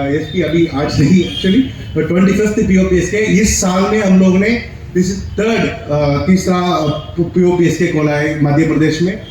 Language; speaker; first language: Hindi; non-native, local second language; Tamil